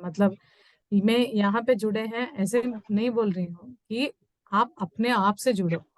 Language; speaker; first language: Hindi; native; Hindi